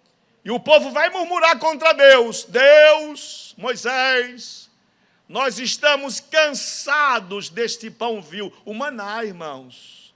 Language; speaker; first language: Portuguese; native; Portuguese